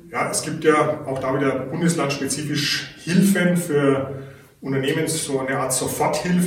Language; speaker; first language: German; native; German